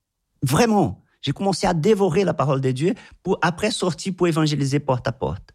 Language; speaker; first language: French; non-native, fluent; Portuguese